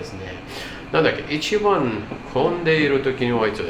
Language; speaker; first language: Japanese; non-native, learner; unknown